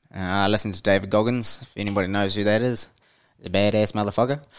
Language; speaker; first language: English; native; English